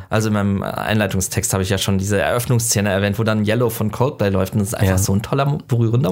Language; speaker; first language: German; native; German